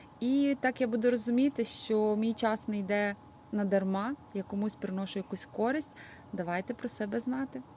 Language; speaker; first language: Ukrainian; native; Ukrainian